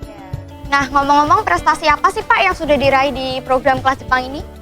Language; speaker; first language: Indonesian; native; Indonesian